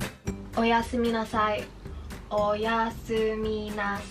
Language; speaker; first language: Japanese; early bilingual, heritage; Japanese